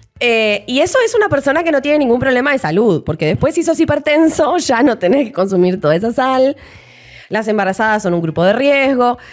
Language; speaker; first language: Spanish; native; Spanish